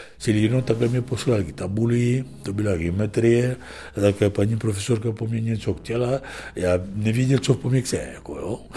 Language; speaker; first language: Czech; non-native, fluent; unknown